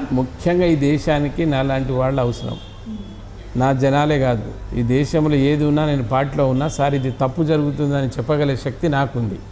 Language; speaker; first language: Telugu; non-native, local second language; Lambadi